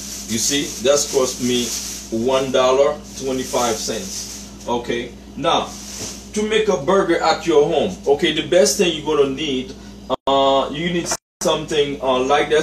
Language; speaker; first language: English; non-native, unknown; Haitian Creole